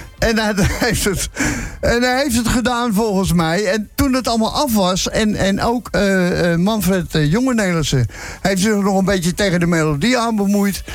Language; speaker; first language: Dutch; native; Dutch